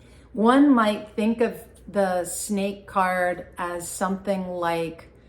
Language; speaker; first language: English; native; English